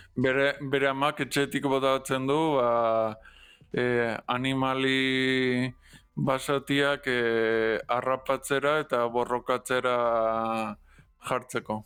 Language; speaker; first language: Basque; non-native, local second language; Spanish